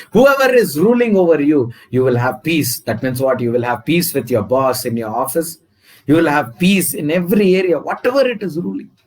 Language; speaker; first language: English; non-native, local second language; Telugu